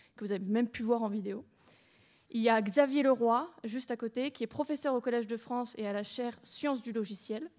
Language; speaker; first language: French; native; French